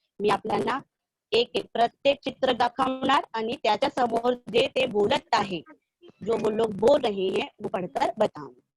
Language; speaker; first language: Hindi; non-native, local second language; Urdu